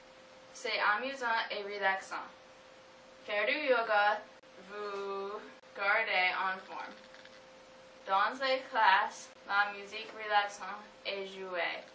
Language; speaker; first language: French; non-native, learner; English